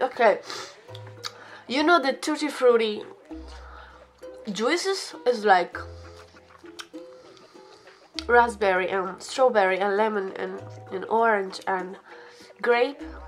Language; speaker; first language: English; non-native, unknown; Italian